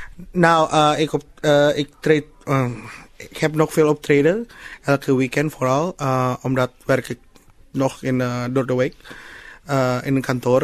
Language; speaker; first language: Dutch; non-native, learner; Indonesian